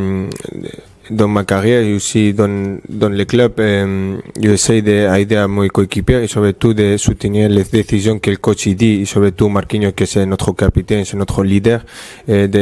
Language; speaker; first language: French; non-native, fluent; Spanish